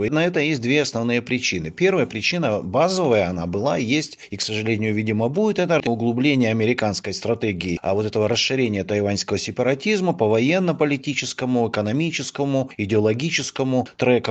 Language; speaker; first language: Russian; native; Russian